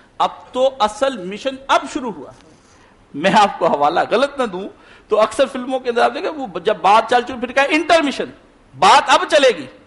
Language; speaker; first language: Urdu; non-native, local second language; Punjabi